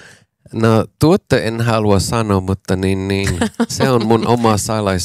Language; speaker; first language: Finnish; non-native, learner; English